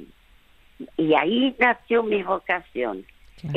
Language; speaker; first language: Spanish; early bilingual, other home language; French